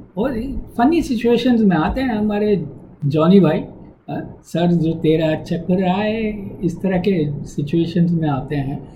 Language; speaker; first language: Hindi; non-native, local second language; Tamil